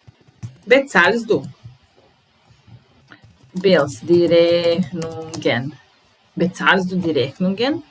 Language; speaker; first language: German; non-native, fluent; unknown